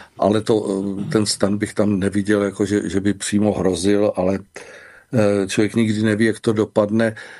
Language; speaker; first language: Czech; native; Czech